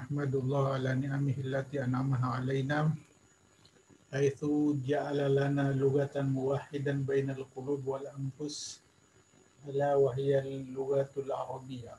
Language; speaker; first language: Arabic; non-native, fluent; Indonesian